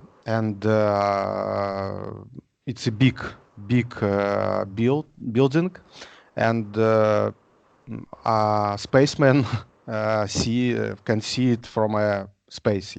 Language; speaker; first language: English; non-native, learner; Russian